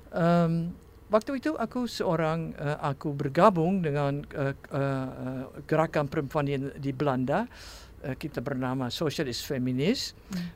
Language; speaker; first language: Indonesian; non-native, fluent; Dutch